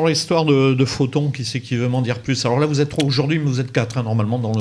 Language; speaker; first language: French; native; French